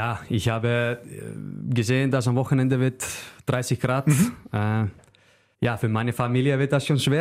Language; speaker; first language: German; non-native, fluent; Icelandic